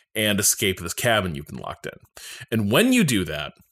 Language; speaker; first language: English; native; English